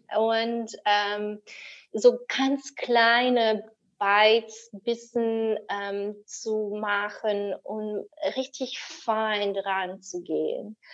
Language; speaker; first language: German; non-native, fluent; Russian